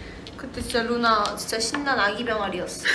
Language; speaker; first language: Korean; native; Korean